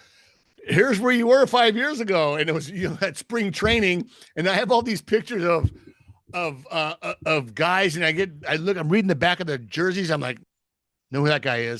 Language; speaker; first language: English; native; English